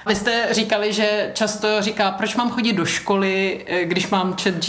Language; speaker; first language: Czech; native; Czech